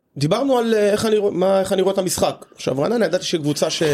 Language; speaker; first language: Hebrew; native; Hebrew